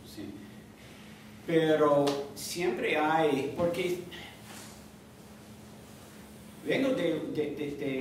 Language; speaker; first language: Spanish; non-native, fluent; English